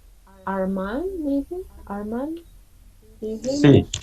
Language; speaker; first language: English; non-native, fluent; Spanish